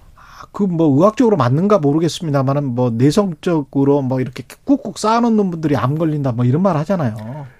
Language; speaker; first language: Korean; native; Korean